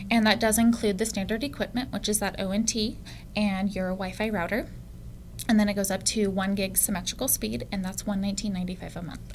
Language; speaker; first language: English; native; English